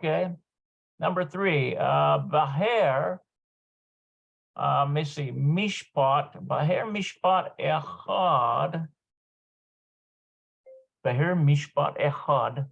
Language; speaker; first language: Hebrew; non-native, learner; English